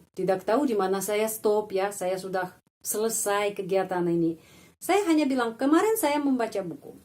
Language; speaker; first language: Indonesian; non-native, fluent; Russian